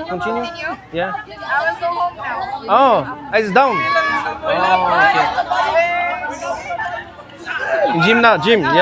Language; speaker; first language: English; non-native, learner; French